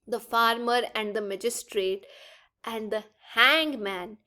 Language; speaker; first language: English; non-native, local second language; Punjabi